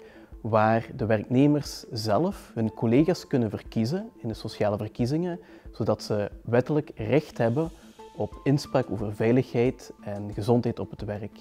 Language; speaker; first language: Dutch; native; Dutch